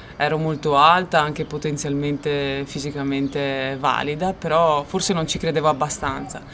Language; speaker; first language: Italian; native; Italian